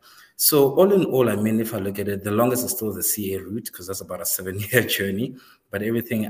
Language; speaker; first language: English; non-native, local second language; Northern Sotho